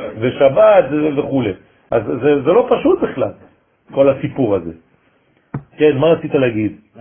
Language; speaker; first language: Hebrew; non-native, fluent; French